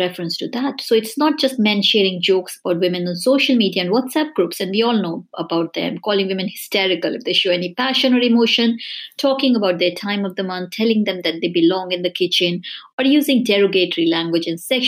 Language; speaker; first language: English; non-native, local second language; Hindi